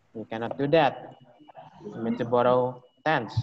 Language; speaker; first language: English; non-native, fluent; Indonesian